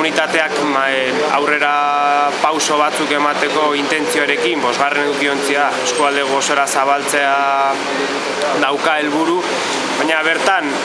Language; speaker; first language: Basque; native; Basque